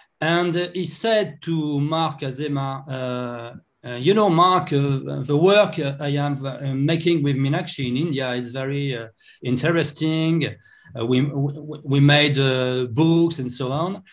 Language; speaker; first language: English; non-native, learner; French